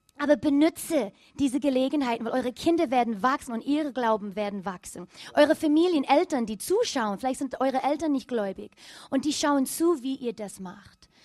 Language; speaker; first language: German; non-native, fluent; English